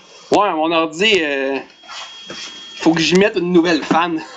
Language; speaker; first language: French; native; French